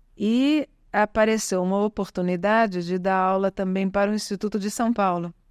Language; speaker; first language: Portuguese; early bilingual, other home language; Italian